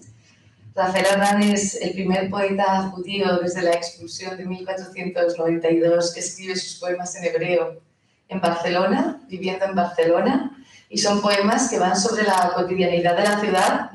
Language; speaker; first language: Spanish; native; Spanish